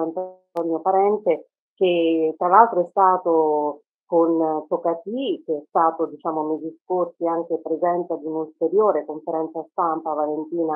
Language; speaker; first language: Italian; native; Italian